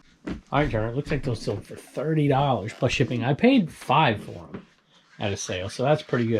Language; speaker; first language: English; native; English